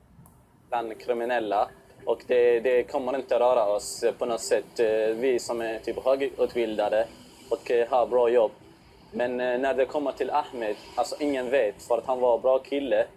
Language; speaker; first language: Swedish; non-native, fluent; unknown